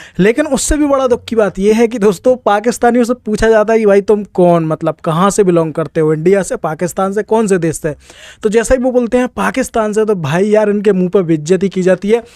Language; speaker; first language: Hindi; native; Hindi